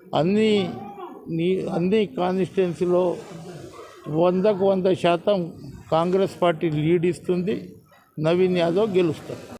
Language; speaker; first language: Telugu; non-native, local second language; Lambadi